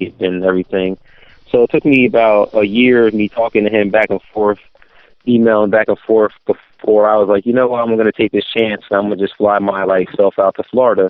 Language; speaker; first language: English; native; English